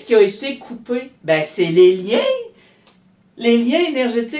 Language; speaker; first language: French; native; French